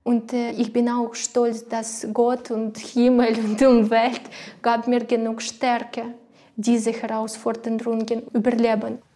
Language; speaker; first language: German; non-native, learner; Ukrainian